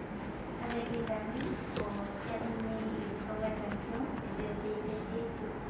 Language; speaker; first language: French; non-native, learner; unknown